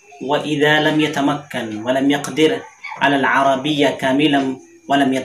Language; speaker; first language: Arabic; non-native, fluent; Urdu